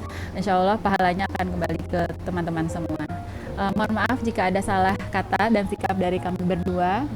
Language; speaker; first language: Indonesian; native; Indonesian